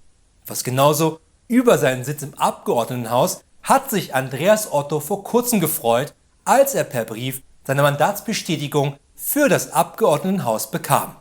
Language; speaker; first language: German; native; German